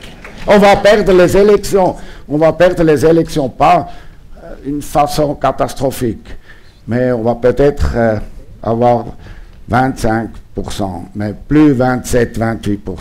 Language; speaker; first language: French; non-native, local second language; German